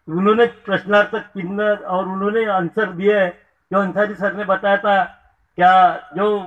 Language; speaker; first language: Hindi; native; Hindi